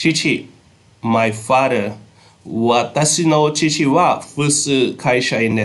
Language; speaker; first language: Japanese; non-native, fluent; Khmer